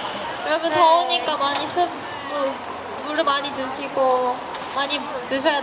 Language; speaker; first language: Korean; non-native, fluent; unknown